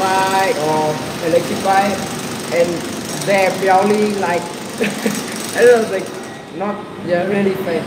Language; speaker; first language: English; non-native, learner; Vietnamese